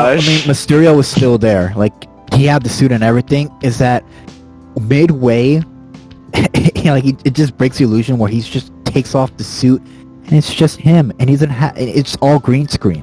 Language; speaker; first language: English; native; English